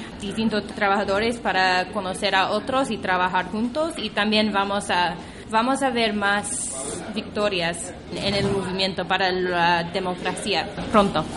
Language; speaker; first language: Spanish; non-native, fluent; English